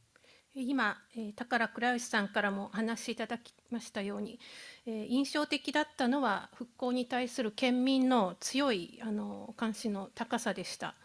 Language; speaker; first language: Japanese; native; Japanese